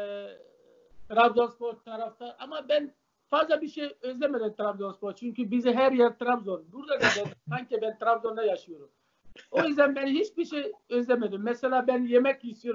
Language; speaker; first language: Turkish; non-native, learner; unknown